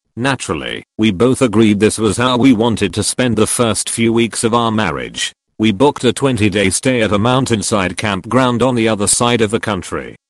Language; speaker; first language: English; early bilingual, other home language; Serbian